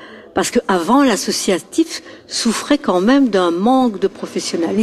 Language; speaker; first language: French; native; French